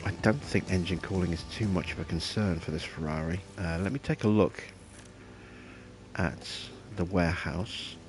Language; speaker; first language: English; native; English